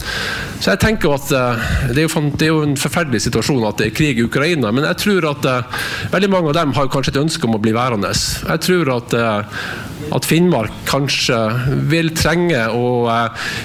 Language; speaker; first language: Norwegian; native; Norwegian